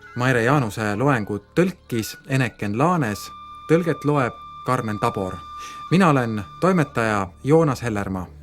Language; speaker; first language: Estonian; native; Estonian